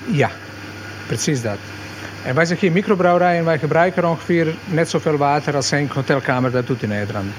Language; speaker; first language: Dutch; non-native, fluent; Croatian